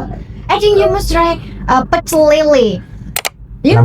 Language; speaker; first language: English; non-native, learner; Indonesian